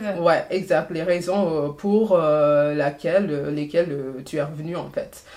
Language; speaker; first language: French; non-native, fluent; English